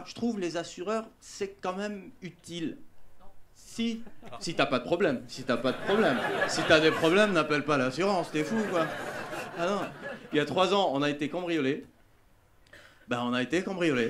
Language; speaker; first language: French; native; French